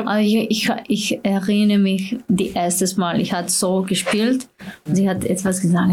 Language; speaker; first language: German; non-native, learner; Slovenian